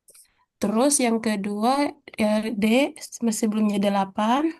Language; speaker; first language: Indonesian; native; Indonesian